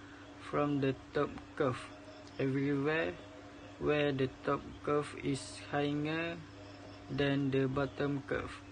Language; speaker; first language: English; non-native, local second language; Malay